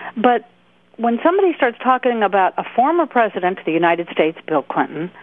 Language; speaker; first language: English; native; English